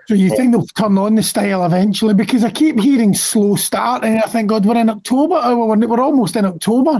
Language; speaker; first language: English; native; English